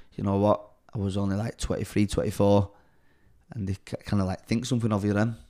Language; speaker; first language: English; native; English